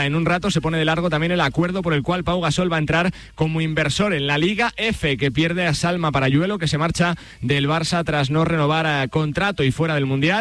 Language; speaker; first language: Spanish; native; Spanish